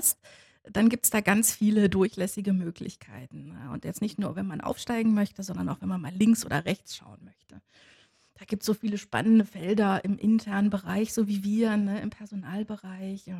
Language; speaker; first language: German; native; German